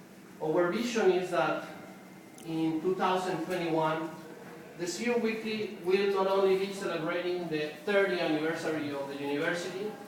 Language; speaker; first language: English; non-native, fluent; Spanish